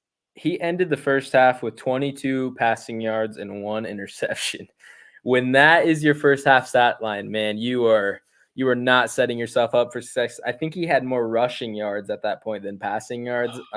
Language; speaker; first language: English; native; English